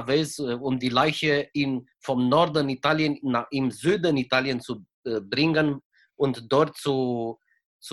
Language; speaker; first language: German; non-native, fluent; Romanian